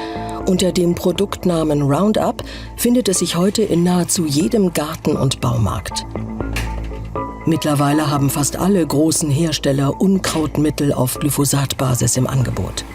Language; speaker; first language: German; native; German